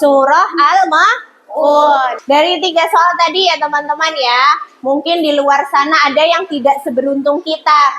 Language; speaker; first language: Indonesian; native; Indonesian